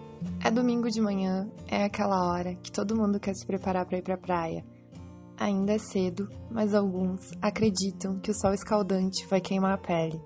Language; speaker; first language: Portuguese; native; Portuguese